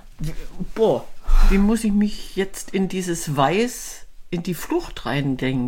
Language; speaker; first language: German; native; German